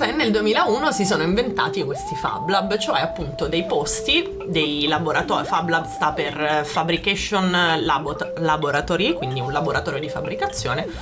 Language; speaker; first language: Italian; native; Italian